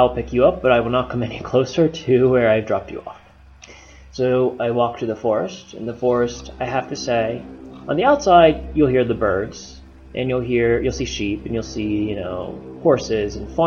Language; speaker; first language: English; native; English